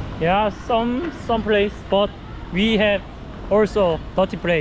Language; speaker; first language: English; non-native, learner; Korean